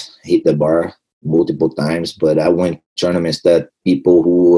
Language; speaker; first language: English; non-native, fluent; Portuguese